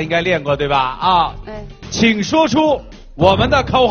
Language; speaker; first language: Chinese; native; Chinese